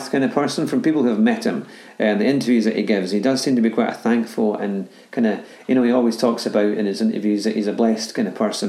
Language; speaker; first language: English; native; English